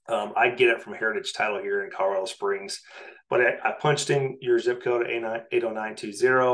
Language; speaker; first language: English; native; English